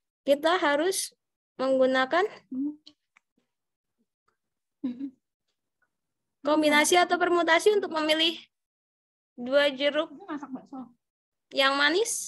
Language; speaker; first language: Indonesian; native; Indonesian